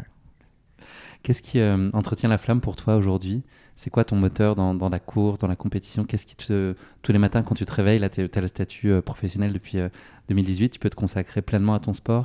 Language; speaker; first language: French; native; French